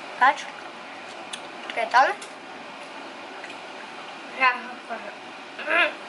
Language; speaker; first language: Polish; early bilingual, heritage; Polish